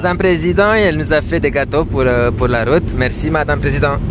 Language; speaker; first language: French; non-native, fluent; Romanian